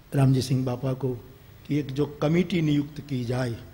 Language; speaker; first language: Hindi; non-native, local second language; Gujarati